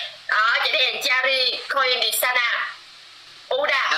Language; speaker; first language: Indonesian; non-native, learner; Vietnamese